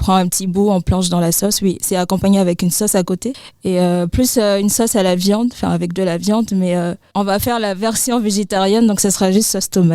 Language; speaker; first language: French; native; French